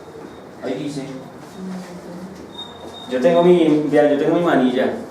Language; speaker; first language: Spanish; native; Spanish